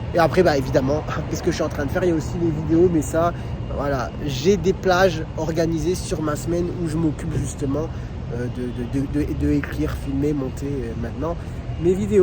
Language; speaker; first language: French; native; French